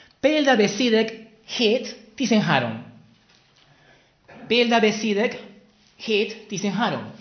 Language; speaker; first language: Hungarian; non-native, learner; Spanish